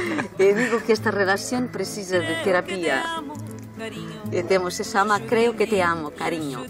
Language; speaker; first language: Spanish; non-native, learner; Portuguese